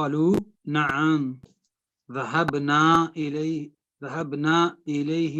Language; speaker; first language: Arabic; non-native, learner; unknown